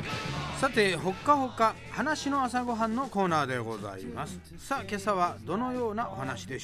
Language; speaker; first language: Japanese; native; Japanese